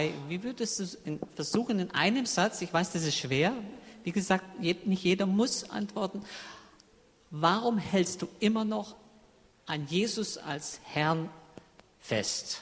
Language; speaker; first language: German; native; German